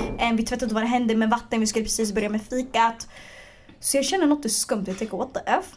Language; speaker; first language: Swedish; early bilingual, other home language; Arabic